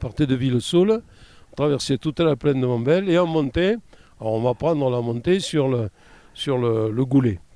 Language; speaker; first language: French; native; French